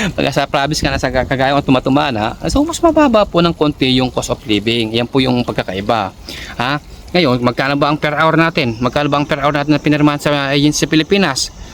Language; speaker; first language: Filipino; native; Filipino